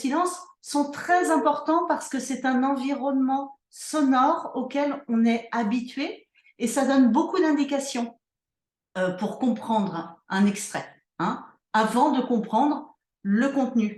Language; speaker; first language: French; native; French